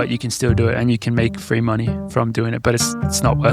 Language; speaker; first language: English; native; English